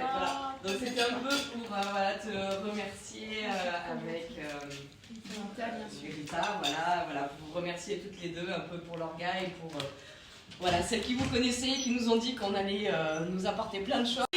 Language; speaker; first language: French; native; French